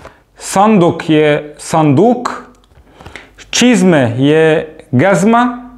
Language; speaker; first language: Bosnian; non-native, fluent; Arabic